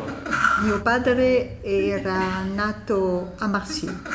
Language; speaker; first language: Italian; non-native, fluent; French